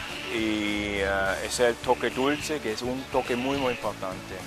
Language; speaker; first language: Spanish; non-native, fluent; German